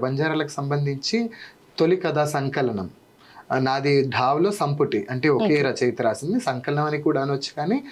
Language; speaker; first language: Telugu; non-native, local second language; Lambadi